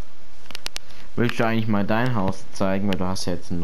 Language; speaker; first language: German; native; German